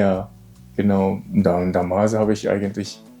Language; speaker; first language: German; non-native, learner; Japanese